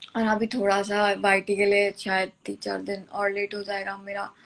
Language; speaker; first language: Hindi; native; Hindi